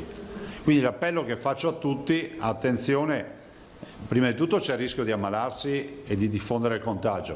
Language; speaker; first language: Italian; native; Italian